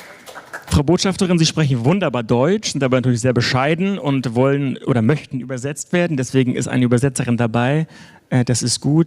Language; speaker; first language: German; native; German